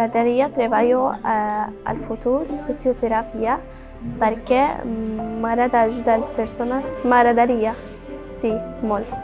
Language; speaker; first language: Catalan; non-native, learner; Arabic